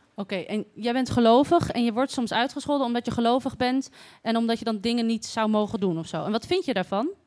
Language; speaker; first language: Dutch; native; Dutch